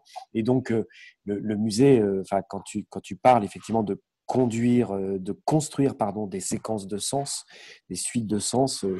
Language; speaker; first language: French; native; French